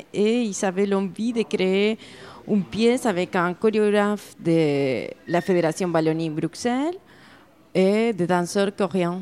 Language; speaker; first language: French; non-native, fluent; Spanish